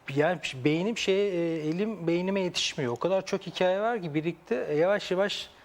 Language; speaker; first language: Turkish; native; Turkish